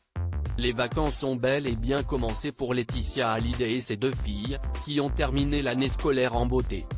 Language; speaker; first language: French; native; French